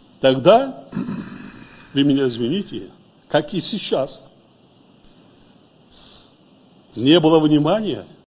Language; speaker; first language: Russian; non-native, local second language; Tajik